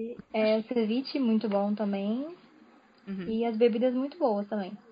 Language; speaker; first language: Spanish; non-native, learner; Portuguese